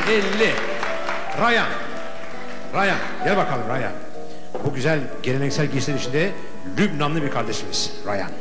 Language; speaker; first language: Turkish; native; Turkish